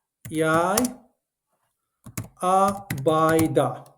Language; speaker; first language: Danish; non-native, learner; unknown